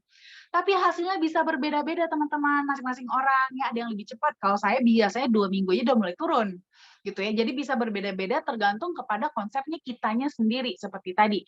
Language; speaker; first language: Indonesian; native; Indonesian